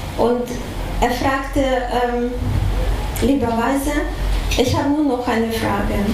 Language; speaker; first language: German; non-native, fluent; Russian